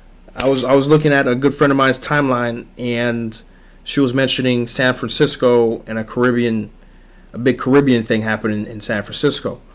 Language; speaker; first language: English; early bilingual, other home language; Haitian Creole